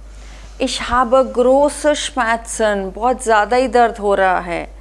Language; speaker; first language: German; non-native, fluent; Hindi